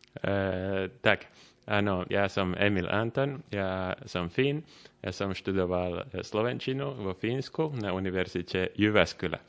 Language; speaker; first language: Slovak; non-native, learner; Finnish